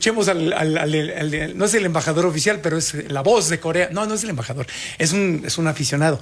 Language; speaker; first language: Spanish; native; Spanish